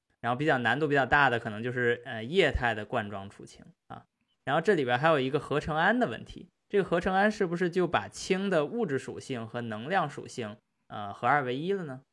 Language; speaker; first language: Chinese; native; Chinese